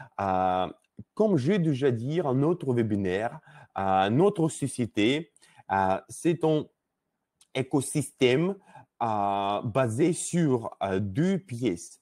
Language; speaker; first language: French; non-native, learner; Russian